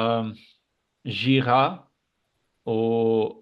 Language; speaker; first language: French; non-native, learner; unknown